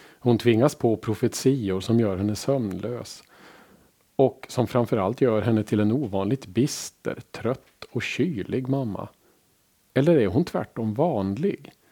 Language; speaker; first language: Swedish; native; Swedish